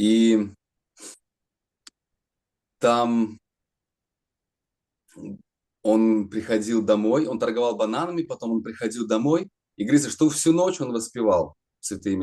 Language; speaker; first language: Russian; native; Russian